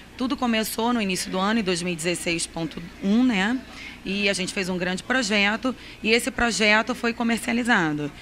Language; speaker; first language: Portuguese; native; Portuguese